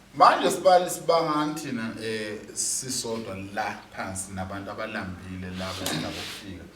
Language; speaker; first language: Zulu; native; Zulu